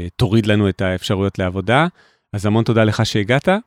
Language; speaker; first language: Hebrew; native; Hebrew